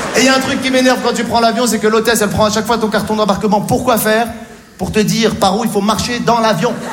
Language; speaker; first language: French; native; French